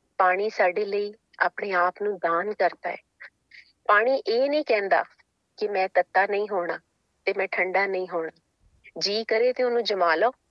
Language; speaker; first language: Punjabi; native; Punjabi